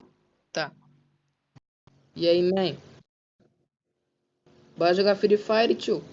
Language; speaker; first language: Portuguese; native; Portuguese